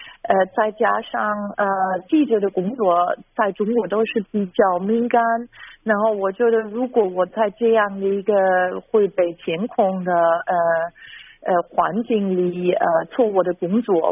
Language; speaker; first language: Chinese; non-native, fluent; German